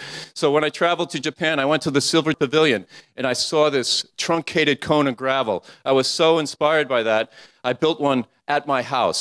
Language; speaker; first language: English; native; English